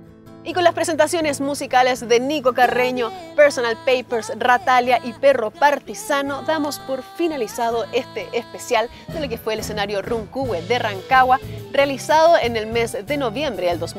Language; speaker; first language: Spanish; native; Spanish